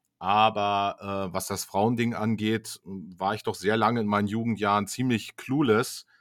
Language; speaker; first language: German; native; German